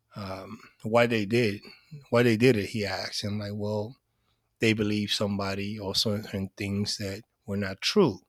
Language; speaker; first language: English; early bilingual, other home language; Spanish